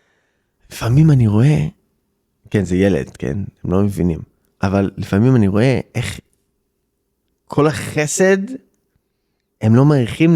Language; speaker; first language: Hebrew; early bilingual, heritage; English